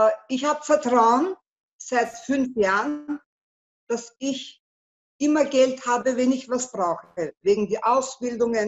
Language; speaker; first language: German; non-native, learner; Turkish